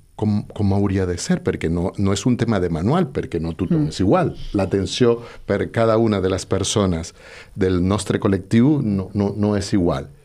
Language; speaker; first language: Catalan; non-native, local second language; Spanish